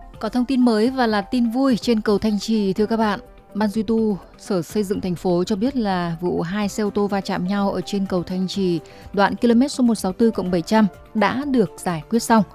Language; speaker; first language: Vietnamese; native; Vietnamese